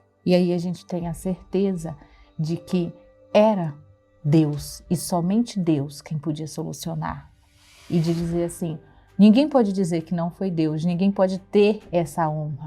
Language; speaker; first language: Portuguese; native; Portuguese